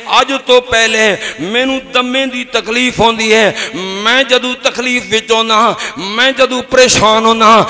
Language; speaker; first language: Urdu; non-native, local second language; Punjabi